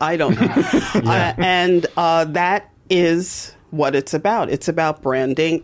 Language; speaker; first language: English; native; English